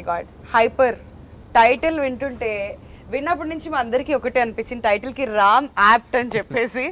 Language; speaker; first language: Telugu; native; Telugu